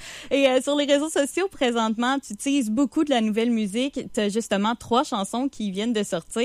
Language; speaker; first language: French; native; French